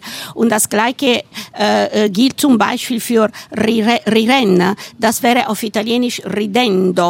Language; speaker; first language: German; non-native, fluent; Italian